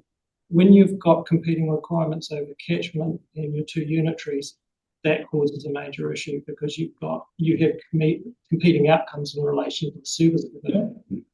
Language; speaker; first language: English; native; English